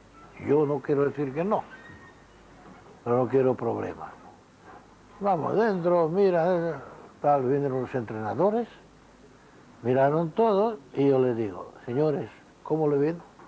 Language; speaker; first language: Spanish; non-native, fluent; Hungarian